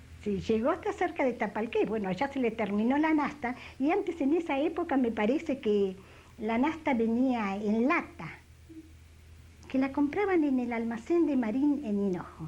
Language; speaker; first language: Spanish; native; Spanish